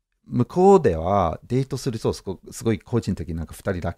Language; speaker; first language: Japanese; non-native, fluent; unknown